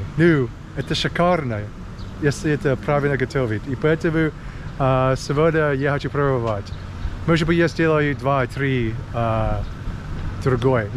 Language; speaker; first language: Russian; non-native, learner; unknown